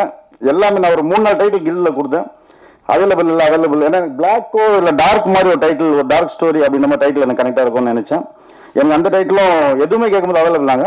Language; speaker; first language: Tamil; native; Tamil